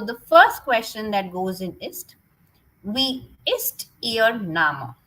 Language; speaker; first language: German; non-native, fluent; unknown